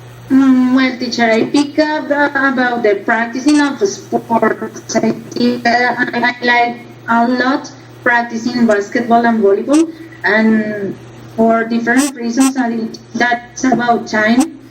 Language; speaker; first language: English; non-native, learner; Spanish